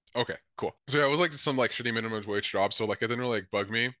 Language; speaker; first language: English; native; English